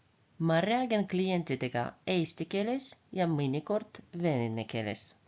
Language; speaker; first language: Estonian; non-native, local second language; Russian